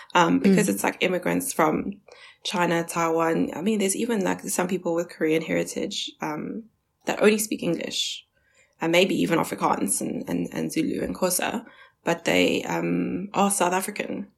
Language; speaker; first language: English; early bilingual, other home language; Chinese